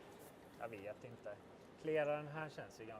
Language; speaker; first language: Swedish; native; Swedish